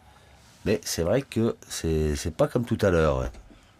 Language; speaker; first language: French; native; French